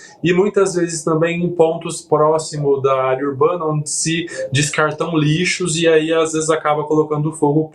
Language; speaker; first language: Portuguese; native; Portuguese